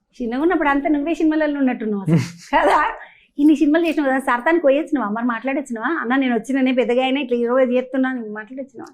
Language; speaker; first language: Telugu; native; Telugu